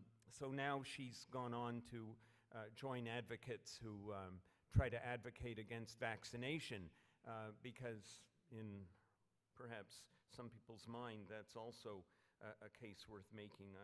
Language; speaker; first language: English; native; English